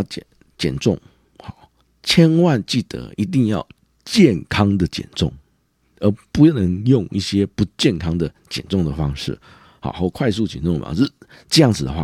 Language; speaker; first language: Chinese; native; Chinese